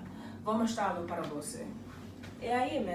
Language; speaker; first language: Portuguese; non-native, learner; English